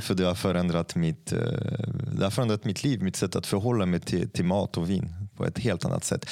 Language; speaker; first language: Swedish; non-native, fluent; French